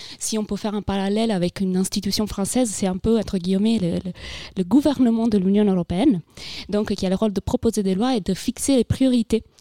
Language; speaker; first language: French; non-native, fluent; Italian